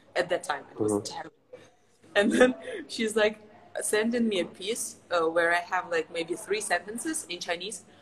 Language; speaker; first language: English; non-native, fluent; Ukrainian